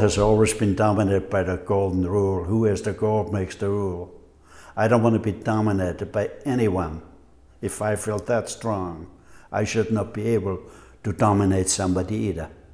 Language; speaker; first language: English; non-native, fluent; German